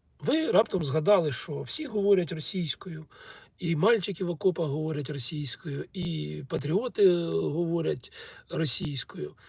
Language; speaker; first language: Ukrainian; non-native, local second language; Russian